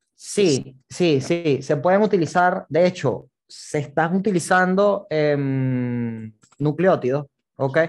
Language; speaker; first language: Spanish; native; Spanish